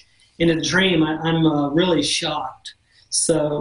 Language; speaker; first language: English; native; English